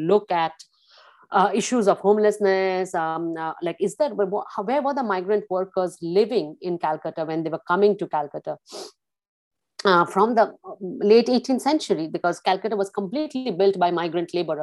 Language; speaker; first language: English; non-native, local second language; Bangla